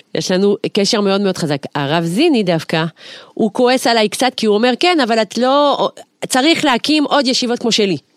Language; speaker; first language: Hebrew; non-native, fluent; French